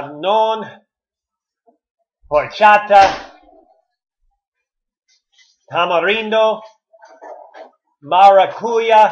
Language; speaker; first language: Spanish; non-native, learner; English